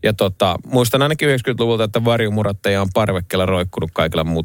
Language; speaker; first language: Finnish; native; Finnish